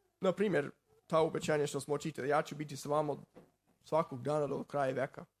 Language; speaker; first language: Serbian; non-native, fluent; Slovak